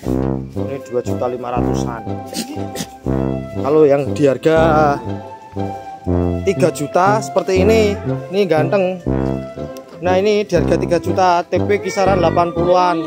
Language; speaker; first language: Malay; non-native, local second language; Javanese